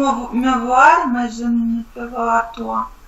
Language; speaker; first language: French; non-native, learner; Russian